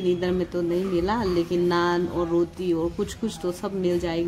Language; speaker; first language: Hindi; non-native, local second language; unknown